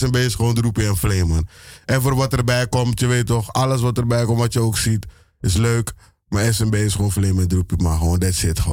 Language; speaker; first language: Dutch; native; Dutch